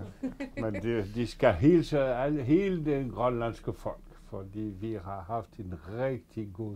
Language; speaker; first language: Danish; non-native, fluent; French